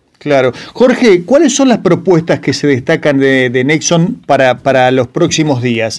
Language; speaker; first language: Spanish; native; Spanish